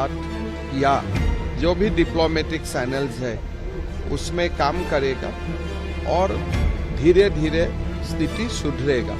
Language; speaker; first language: Hindi; non-native, local second language; Assamese